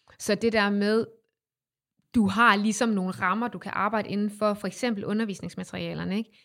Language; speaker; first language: Danish; native; Danish